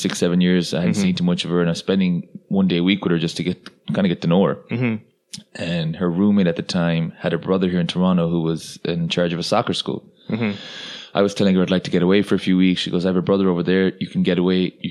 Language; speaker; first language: English; non-native, local second language; Irish